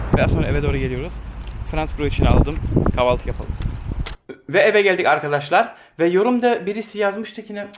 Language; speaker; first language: Turkish; early bilingual, heritage; Turkish